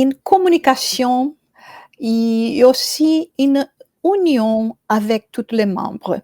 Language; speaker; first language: French; non-native, fluent; Portuguese